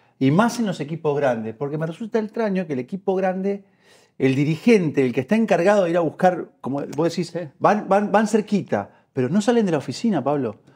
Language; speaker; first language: Spanish; native; Spanish